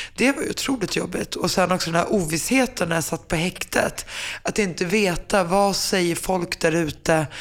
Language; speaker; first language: Swedish; early bilingual, other home language; Finnish